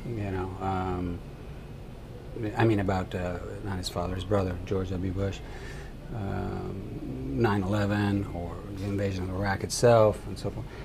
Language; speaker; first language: English; native; English